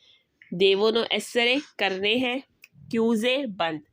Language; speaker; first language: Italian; non-native, learner; Urdu